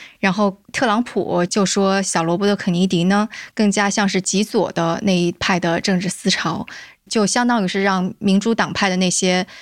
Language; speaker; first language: Chinese; native; Chinese